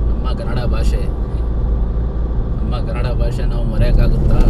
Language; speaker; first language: Kannada; non-native, local second language; Urdu